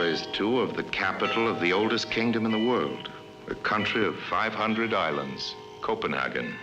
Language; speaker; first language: English; native; English